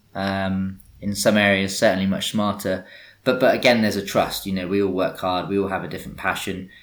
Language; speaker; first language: English; native; English